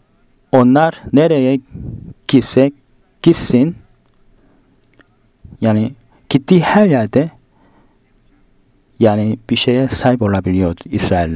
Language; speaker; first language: Turkish; non-native, fluent; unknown